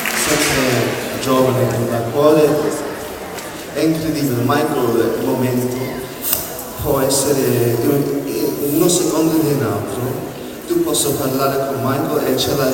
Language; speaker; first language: Italian; non-native, learner; English